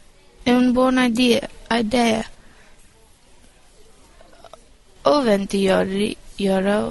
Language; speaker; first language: Italian; non-native, learner; English